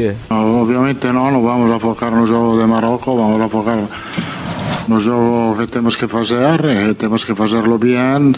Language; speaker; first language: Portuguese; non-native, fluent; Italian